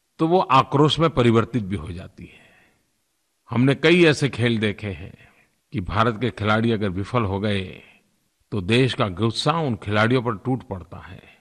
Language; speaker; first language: Hindi; non-native, local second language; Gujarati